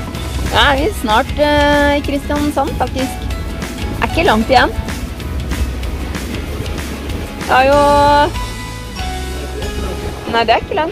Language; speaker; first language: Norwegian; native; Norwegian